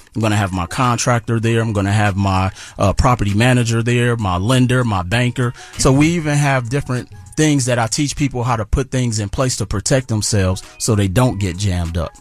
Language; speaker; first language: English; native; English